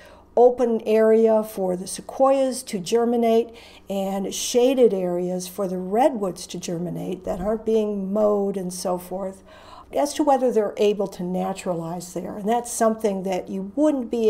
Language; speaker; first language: English; native; English